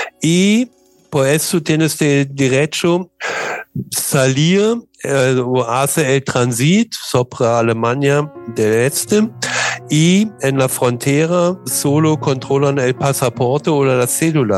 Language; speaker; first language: Spanish; non-native, learner; German